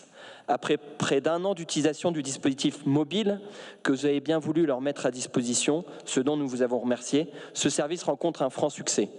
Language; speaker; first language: French; native; French